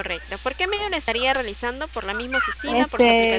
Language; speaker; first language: Spanish; native; Spanish